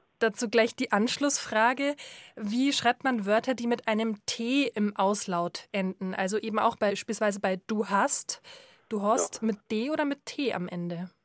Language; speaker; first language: German; native; German